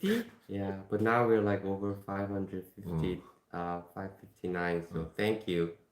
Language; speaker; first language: English; non-native, fluent; Korean